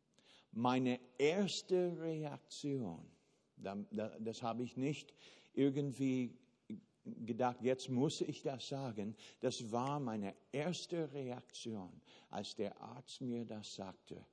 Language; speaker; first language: German; non-native, fluent; English